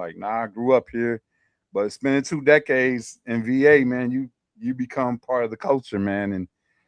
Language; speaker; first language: English; native; English